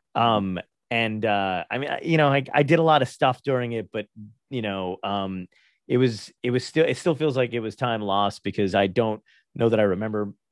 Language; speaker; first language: English; native; English